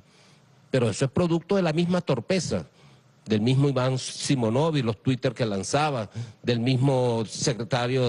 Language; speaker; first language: Spanish; native; Spanish